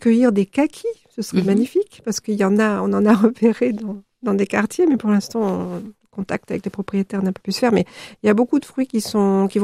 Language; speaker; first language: French; native; French